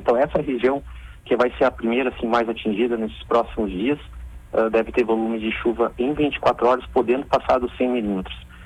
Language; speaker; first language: Portuguese; native; Portuguese